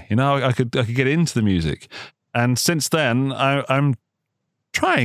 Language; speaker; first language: English; native; English